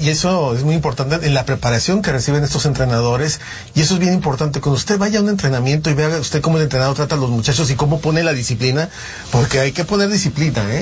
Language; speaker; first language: Spanish; native; Spanish